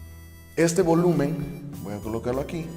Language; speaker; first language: Spanish; native; Spanish